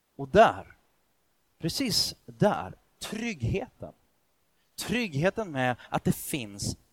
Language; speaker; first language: Swedish; native; Swedish